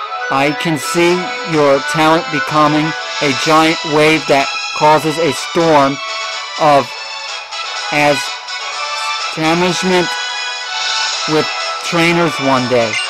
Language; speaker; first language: English; native; English